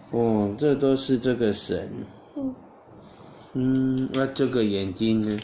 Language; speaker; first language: Chinese; native; Chinese